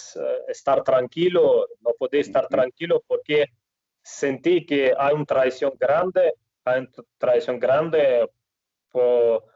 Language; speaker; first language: Spanish; non-native, fluent; Russian